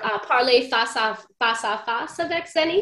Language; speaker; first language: French; non-native, fluent; English